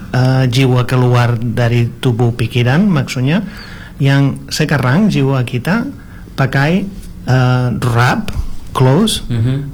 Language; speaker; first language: Indonesian; non-native, learner; Spanish